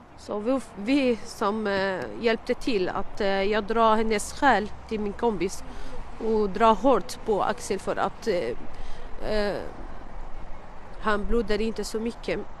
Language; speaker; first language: Swedish; non-native, learner; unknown